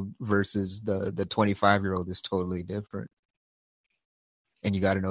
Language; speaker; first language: English; native; English